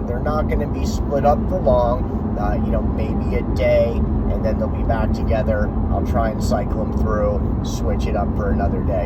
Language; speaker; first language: English; native; English